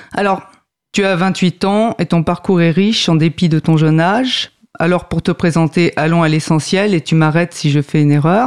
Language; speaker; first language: French; native; French